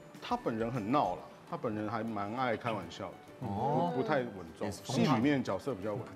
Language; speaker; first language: Chinese; native; Chinese